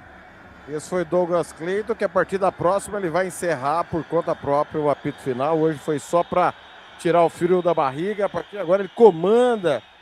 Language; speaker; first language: Portuguese; native; Portuguese